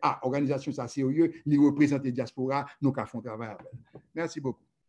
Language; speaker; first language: French; native; French